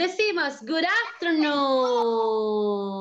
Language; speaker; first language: English; non-native, learner; Spanish